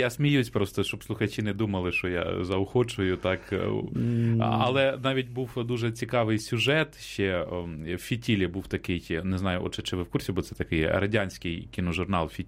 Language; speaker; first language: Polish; non-native, learner; Ukrainian